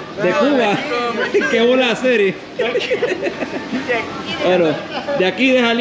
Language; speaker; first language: Spanish; non-native, learner; English